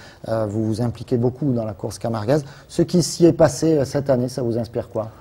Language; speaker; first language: French; native; French